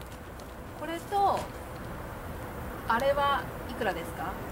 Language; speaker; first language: Japanese; non-native, learner; English